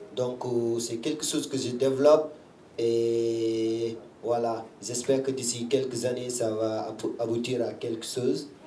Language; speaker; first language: French; non-native, local second language; Wolof